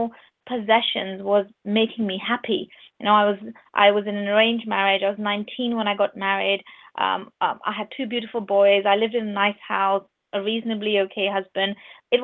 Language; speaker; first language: English; non-native, local second language; Urdu